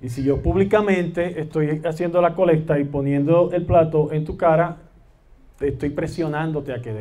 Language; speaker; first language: Spanish; native; Spanish